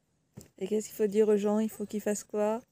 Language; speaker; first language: French; native; French